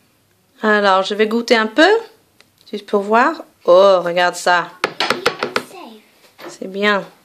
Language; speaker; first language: French; non-native, fluent; English